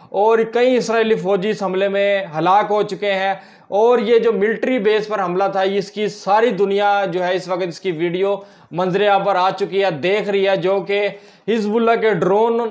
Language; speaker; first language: Urdu; native; Urdu